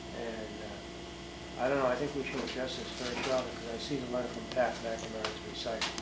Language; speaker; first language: English; native; English